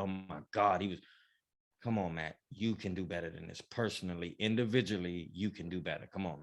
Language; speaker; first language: English; native; English